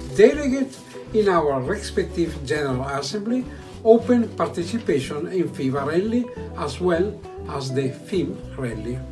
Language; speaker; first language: English; non-native, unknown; Italian